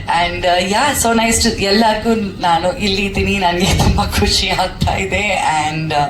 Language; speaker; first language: Kannada; non-native, local second language; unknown